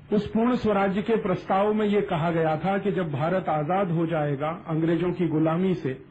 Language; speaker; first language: Hindi; native; Hindi